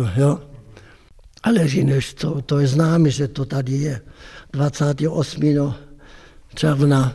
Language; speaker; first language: Czech; non-native, fluent; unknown